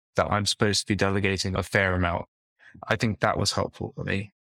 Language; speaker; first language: English; native; English